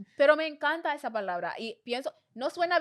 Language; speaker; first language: Spanish; non-native, fluent; English